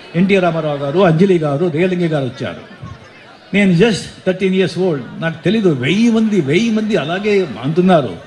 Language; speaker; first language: Telugu; non-native, local second language; Marathi